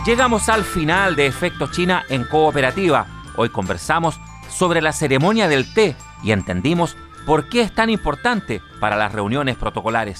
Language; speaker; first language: Spanish; native; Spanish